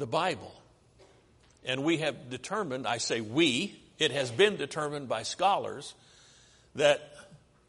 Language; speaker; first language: English; native; English